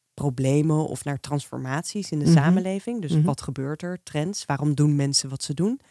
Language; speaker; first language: Dutch; native; Dutch